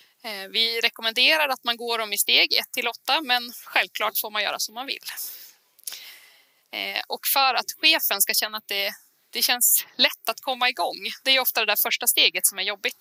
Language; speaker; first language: Swedish; native; Swedish